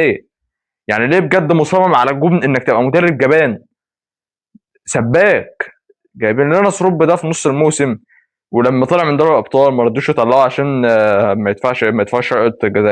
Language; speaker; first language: Arabic; native; Arabic